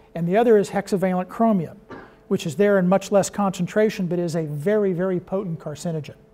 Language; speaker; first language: English; native; English